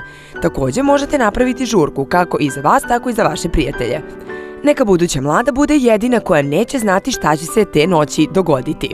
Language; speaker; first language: Croatian; native; Croatian